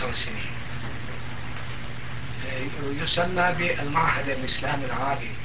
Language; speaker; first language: Arabic; non-native, local second language; Turkish